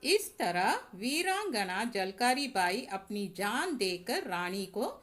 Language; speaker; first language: Hindi; non-native, local second language; Tamil